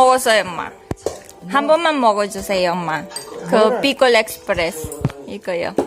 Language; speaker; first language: Korean; non-native, learner; Filipino